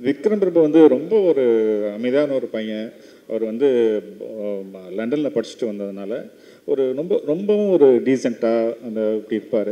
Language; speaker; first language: Tamil; native; Tamil